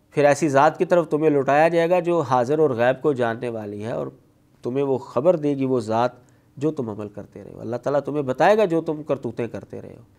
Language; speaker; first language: Urdu; non-native, local second language; Punjabi